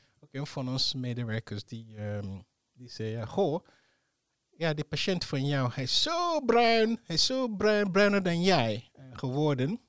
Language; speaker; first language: Dutch; non-native, fluent; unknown